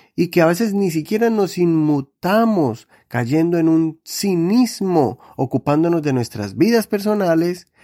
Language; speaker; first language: Spanish; native; Spanish